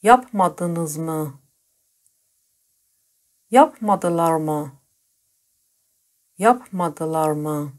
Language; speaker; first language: Turkish; non-native, fluent; Persian